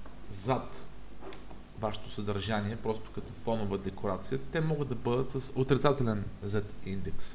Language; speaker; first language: Bulgarian; native; Bulgarian